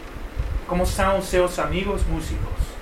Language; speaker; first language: Portuguese; non-native, learner; Spanish